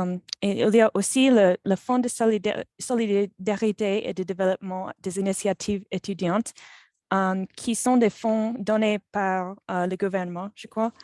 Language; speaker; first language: French; non-native, fluent; English